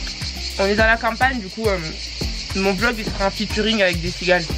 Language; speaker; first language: French; native; French